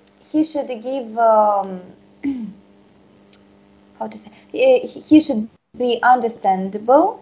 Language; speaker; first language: English; non-native, learner; Russian